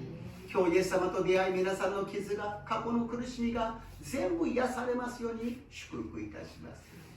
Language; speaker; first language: Japanese; non-native, fluent; Korean